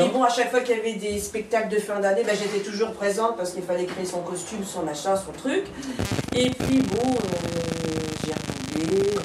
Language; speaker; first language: French; native; French